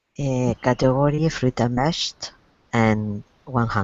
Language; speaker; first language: English; non-native, learner; Spanish